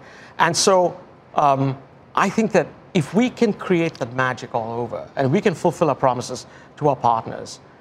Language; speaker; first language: English; non-native, local second language; Tamil